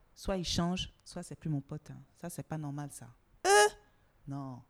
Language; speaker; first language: French; native; French